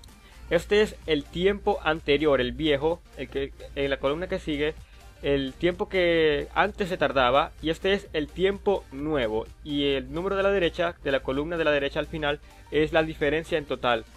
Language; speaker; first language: Spanish; native; Spanish